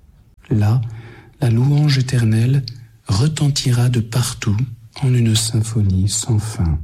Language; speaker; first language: French; native; French